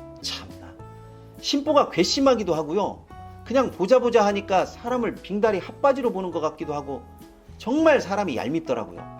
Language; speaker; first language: Korean; native; Korean